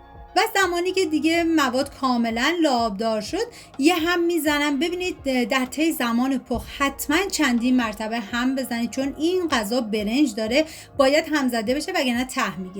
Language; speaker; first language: Persian; native; Persian